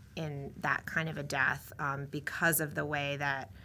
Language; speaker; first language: English; native; English